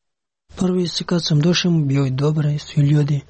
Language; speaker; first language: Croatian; non-native, learner; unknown